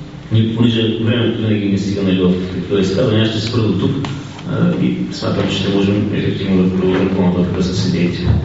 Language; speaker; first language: Bulgarian; native; Bulgarian